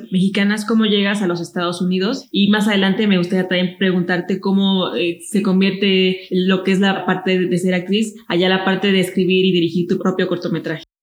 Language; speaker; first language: Spanish; native; Spanish